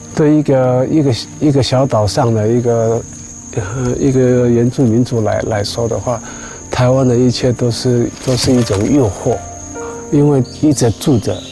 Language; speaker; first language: Chinese; non-native, local second language; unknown